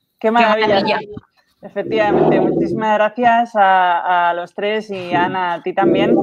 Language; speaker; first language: Spanish; native; Spanish